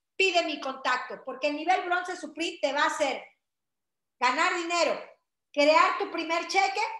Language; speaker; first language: Spanish; native; Spanish